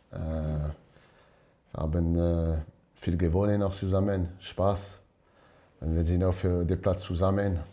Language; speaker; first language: German; non-native, learner; French